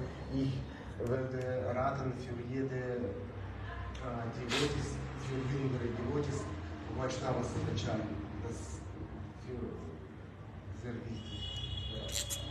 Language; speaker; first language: German; non-native, learner; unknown